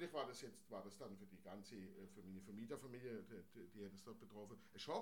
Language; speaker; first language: German; native; German